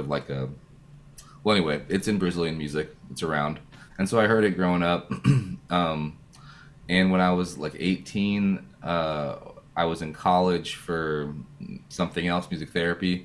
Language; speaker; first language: English; native; English